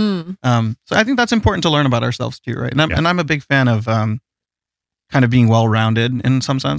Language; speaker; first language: English; early bilingual, other home language; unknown